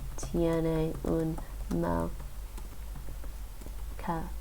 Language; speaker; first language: Spanish; non-native, learner; English